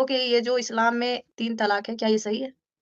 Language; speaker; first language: Hindi; native; Hindi